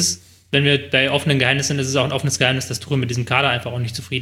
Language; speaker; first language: German; native; German